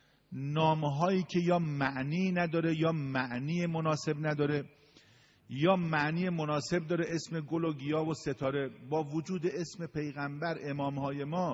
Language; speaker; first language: Persian; native; Persian